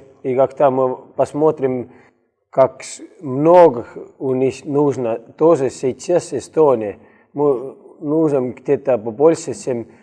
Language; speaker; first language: Russian; non-native, learner; Estonian